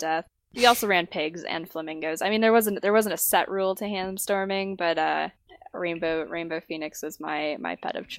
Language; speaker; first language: English; native; English